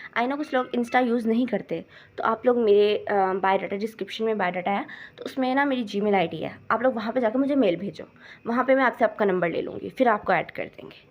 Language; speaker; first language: Urdu; non-native, local second language; Punjabi